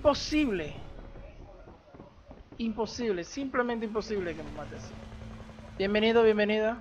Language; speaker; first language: Spanish; native; Spanish